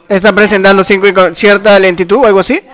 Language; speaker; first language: Spanish; native; Spanish